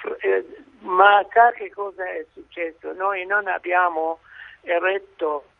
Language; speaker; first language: Italian; non-native, fluent; Arabic